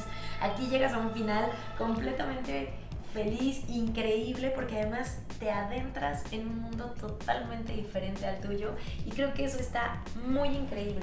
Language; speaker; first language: Spanish; native; Spanish